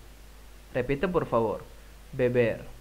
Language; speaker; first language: Spanish; non-native, fluent; Indonesian